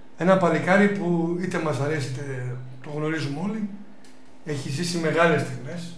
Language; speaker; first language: Greek; native; Greek